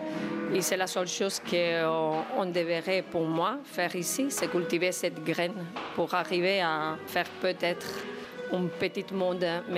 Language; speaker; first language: French; non-native, fluent; Spanish